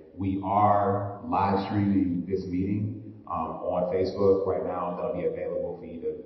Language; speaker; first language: English; native; English